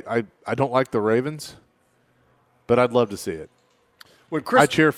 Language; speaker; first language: English; native; English